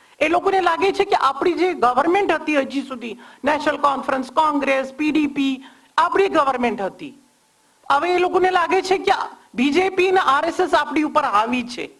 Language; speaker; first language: Gujarati; non-native, local second language; Kashmiri